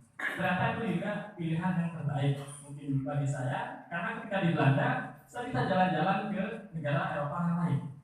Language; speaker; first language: Indonesian; non-native, local second language; Madurese